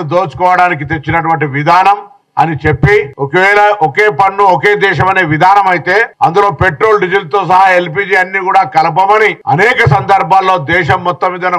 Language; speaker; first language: Telugu; native; Telugu